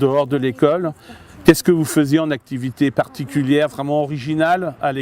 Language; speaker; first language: French; native; French